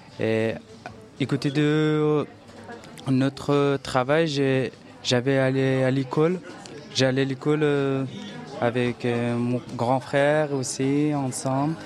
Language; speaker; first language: French; non-native, learner; Persian